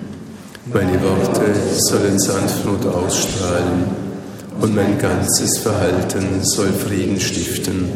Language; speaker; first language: German; native; German